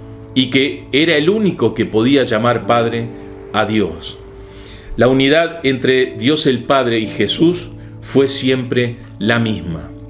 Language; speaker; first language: Spanish; native; Spanish